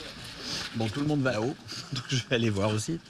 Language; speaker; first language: French; native; French